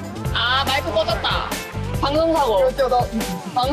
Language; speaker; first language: Korean; non-native, learner; Chinese